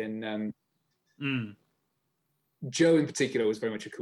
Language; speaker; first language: English; native; English